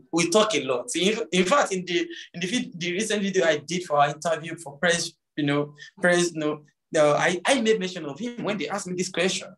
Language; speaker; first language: English; non-native, local second language; Yoruba